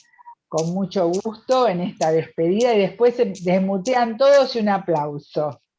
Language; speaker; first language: Spanish; native; Spanish